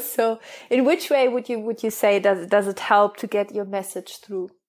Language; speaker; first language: English; non-native, fluent; German